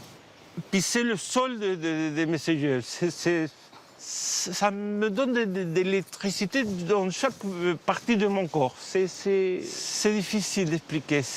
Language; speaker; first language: French; non-native, fluent; Spanish